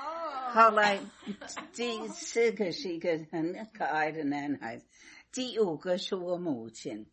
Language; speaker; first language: Chinese; non-native, fluent; English